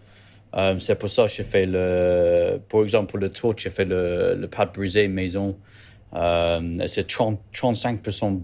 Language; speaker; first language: French; non-native, learner; English